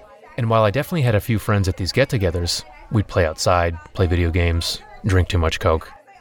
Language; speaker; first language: English; native; English